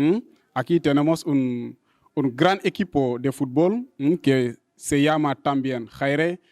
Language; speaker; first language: Spanish; non-native, learner; Wolof